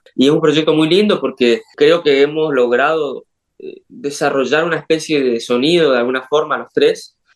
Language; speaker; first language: Spanish; native; Spanish